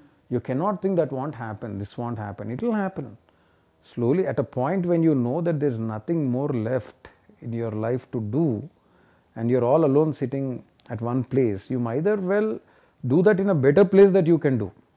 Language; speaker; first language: English; non-native, local second language; Telugu